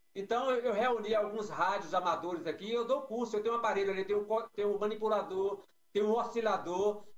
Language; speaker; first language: Portuguese; native; Portuguese